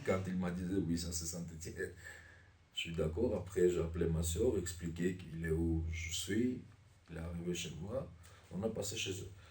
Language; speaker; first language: French; non-native, learner; Armenian